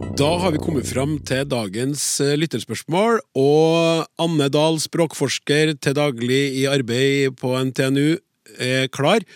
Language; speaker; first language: Norwegian; native; Norwegian